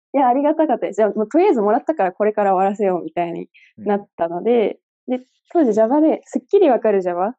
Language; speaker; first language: Japanese; early bilingual, other home language; Chinese